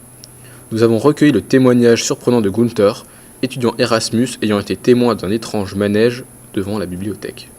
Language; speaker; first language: French; native; French